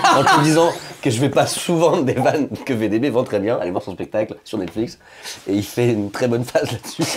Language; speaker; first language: French; native; French